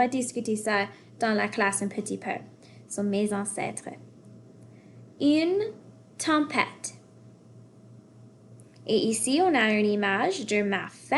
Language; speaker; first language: French; non-native, fluent; English